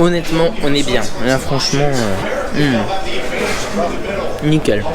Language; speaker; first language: French; native; French